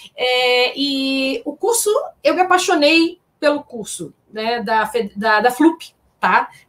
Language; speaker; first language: Portuguese; native; Portuguese